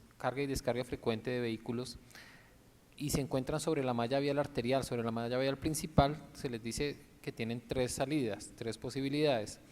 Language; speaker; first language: Spanish; native; Spanish